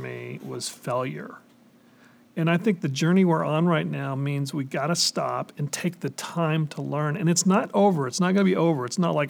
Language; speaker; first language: English; native; English